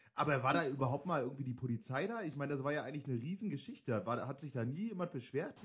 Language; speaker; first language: German; native; German